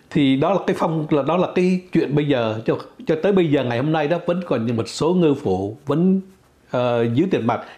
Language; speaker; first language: Vietnamese; native; Vietnamese